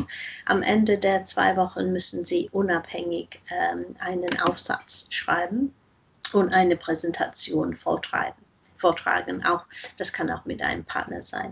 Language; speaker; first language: German; non-native, fluent; English